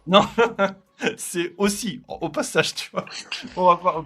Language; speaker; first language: French; native; French